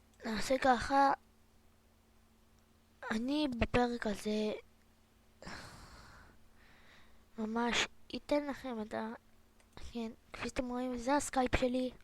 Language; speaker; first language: Hebrew; native; Hebrew